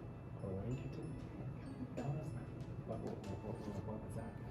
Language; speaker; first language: English; non-native, learner; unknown